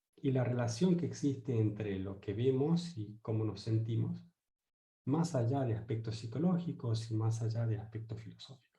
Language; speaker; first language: Spanish; native; Spanish